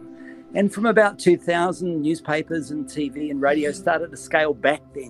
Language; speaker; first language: English; native; English